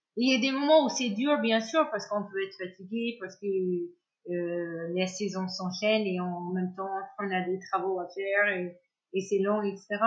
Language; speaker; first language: French; non-native, fluent; English